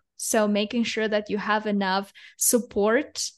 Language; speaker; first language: English; non-native, fluent; Russian